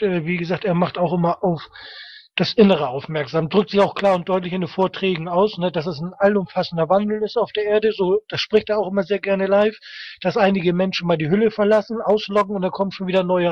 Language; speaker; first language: German; native; German